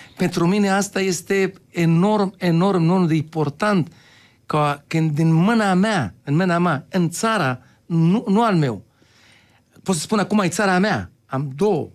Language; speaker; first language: Romanian; non-native, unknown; Hebrew